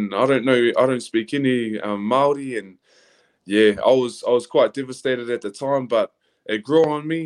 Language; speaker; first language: English; native; English